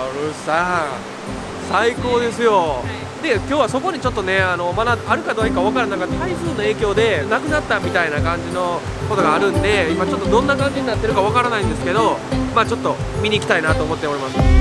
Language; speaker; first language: Japanese; native; Japanese